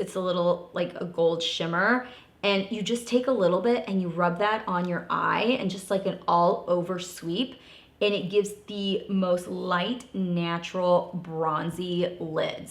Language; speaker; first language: English; native; English